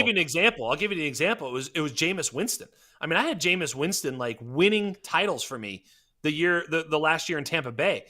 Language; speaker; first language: English; native; English